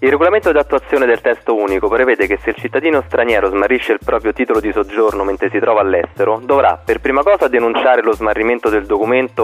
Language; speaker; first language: Italian; native; Italian